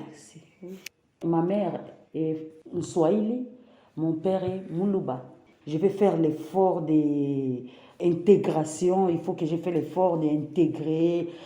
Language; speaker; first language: French; non-native, local second language; Lingala